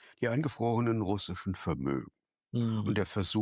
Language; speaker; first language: German; native; German